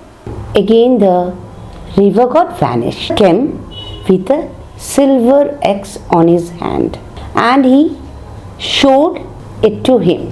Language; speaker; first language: English; non-native, local second language; Bangla